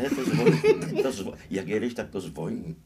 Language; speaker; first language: Czech; native; Czech